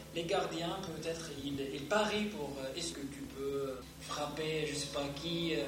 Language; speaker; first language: French; non-native, fluent; Arabic